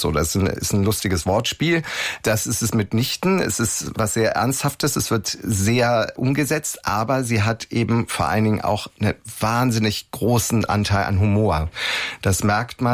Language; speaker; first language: German; native; German